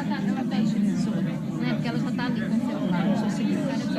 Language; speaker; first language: Portuguese; native; Portuguese